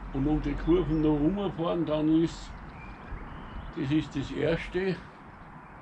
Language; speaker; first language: German; native; German